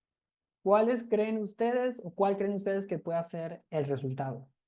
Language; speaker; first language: Spanish; native; Spanish